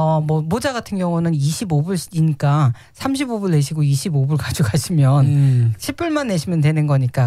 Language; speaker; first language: Korean; native; Korean